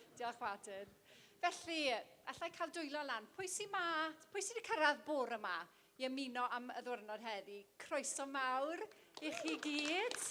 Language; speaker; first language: Welsh; non-native, local second language; English